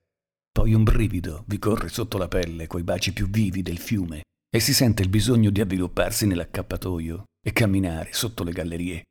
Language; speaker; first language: Italian; native; Italian